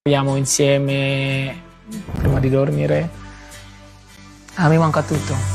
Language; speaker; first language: Italian; non-native, learner; Indonesian